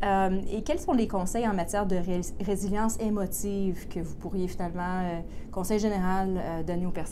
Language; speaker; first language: French; native; French